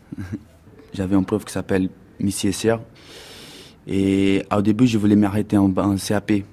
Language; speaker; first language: French; non-native, fluent; Portuguese